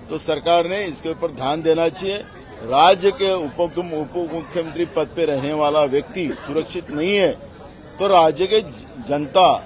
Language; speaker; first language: Hindi; non-native, local second language; Marathi